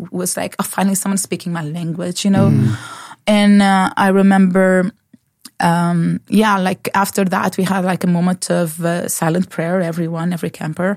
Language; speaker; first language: English; non-native, fluent; Portuguese